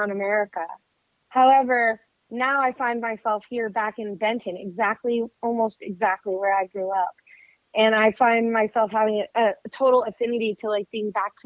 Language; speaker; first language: English; native; English